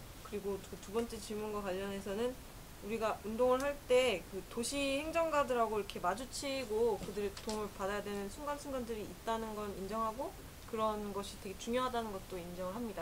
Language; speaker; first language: Korean; native; Korean